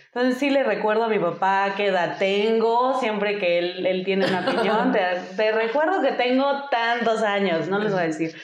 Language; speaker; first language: Spanish; early bilingual, heritage; Spanish